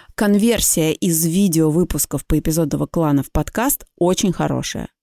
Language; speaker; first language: Russian; native; Russian